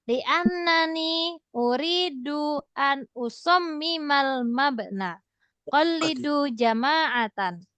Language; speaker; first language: Arabic; non-native, fluent; Indonesian